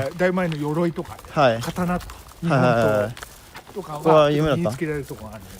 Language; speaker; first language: Japanese; native; Japanese